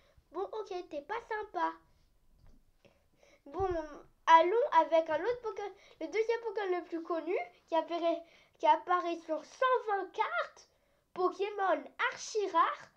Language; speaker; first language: French; native; French